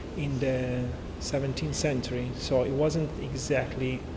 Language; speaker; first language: English; non-native, fluent; Italian